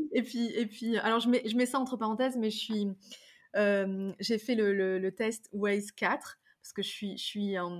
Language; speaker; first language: French; native; French